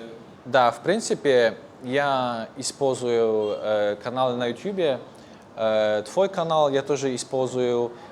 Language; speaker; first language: Russian; non-native, fluent; Polish